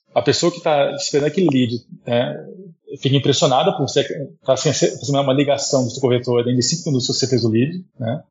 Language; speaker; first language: Portuguese; early bilingual, heritage; Portuguese